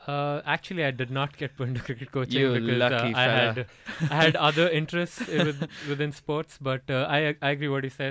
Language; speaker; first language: English; non-native, local second language; Odia